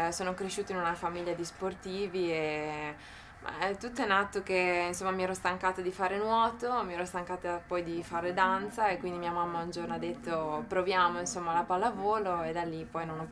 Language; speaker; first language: Italian; native; Italian